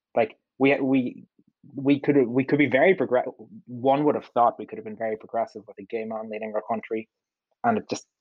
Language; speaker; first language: English; native; English